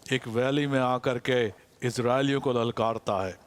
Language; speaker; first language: Hindi; non-native, fluent; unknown